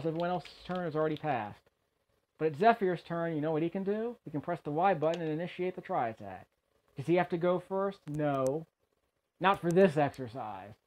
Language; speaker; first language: English; native; English